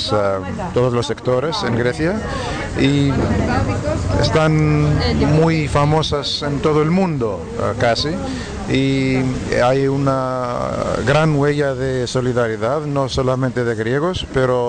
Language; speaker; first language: Spanish; non-native, fluent; Greek